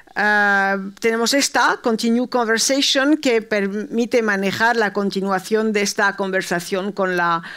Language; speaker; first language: Spanish; early bilingual, heritage; Spanish